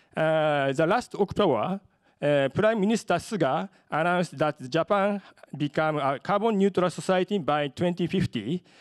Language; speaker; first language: English; non-native, fluent; Japanese